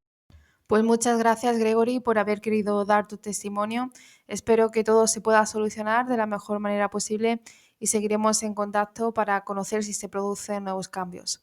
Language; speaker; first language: Spanish; native; Spanish